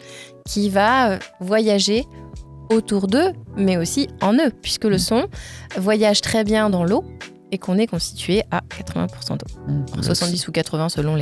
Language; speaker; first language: French; native; French